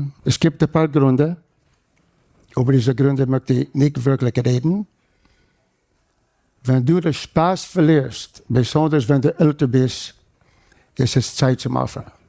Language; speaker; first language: German; non-native, fluent; English